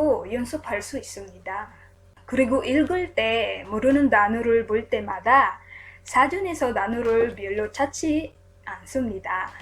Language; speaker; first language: Korean; non-native, learner; Filipino